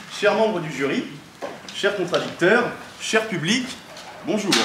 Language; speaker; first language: French; native; French